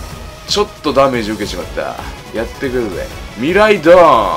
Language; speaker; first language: Japanese; native; Japanese